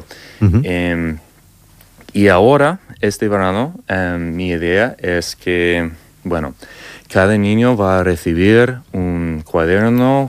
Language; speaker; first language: Spanish; non-native, fluent; English